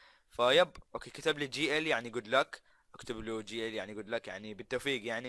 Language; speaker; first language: Arabic; native; Arabic